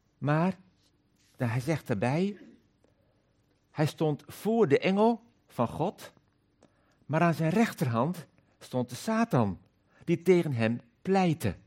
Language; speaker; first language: Dutch; non-native, local second language; Western Frisian